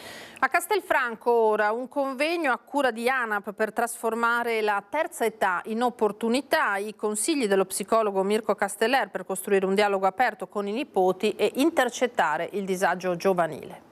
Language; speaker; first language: Italian; native; Italian